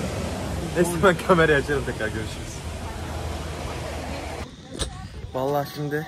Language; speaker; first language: Turkish; native; Turkish